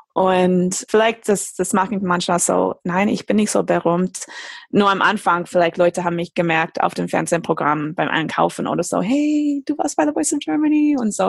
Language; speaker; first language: German; non-native, fluent; English